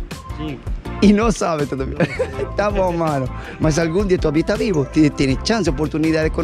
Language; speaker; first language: Portuguese; non-native, fluent; Spanish